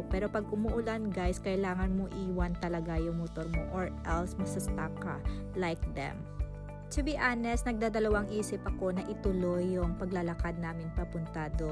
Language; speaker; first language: Filipino; non-native, local second language; Hiligaynon